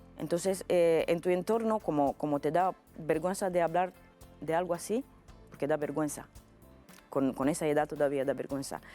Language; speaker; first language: Spanish; non-native, fluent; Romanian